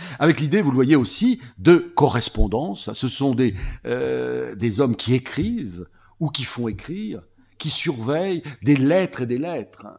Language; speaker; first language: French; native; French